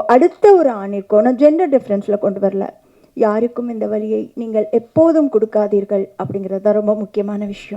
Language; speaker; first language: Tamil; native; Tamil